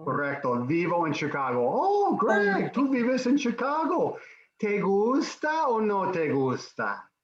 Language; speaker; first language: Spanish; non-native, fluent; English